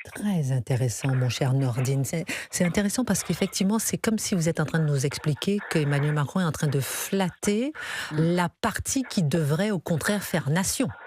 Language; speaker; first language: French; native; French